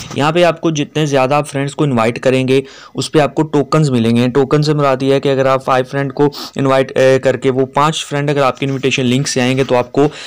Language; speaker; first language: Urdu; non-native, local second language; Punjabi